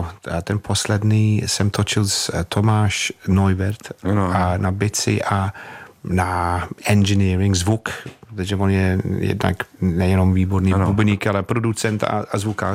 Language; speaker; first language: Czech; non-native, fluent; English